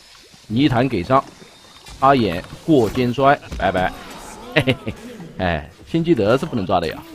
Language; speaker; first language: Chinese; native; Chinese